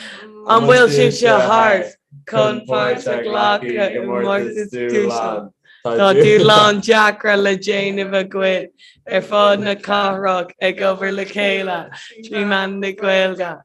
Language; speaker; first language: Irish; non-native, local second language; English